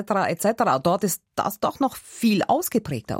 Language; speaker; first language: German; native; German